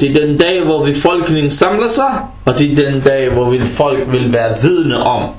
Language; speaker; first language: Danish; early bilingual, other home language; Arabic